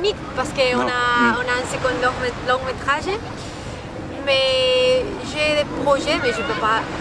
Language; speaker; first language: French; non-native, learner; Spanish